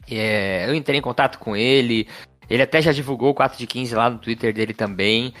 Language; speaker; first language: Portuguese; native; Portuguese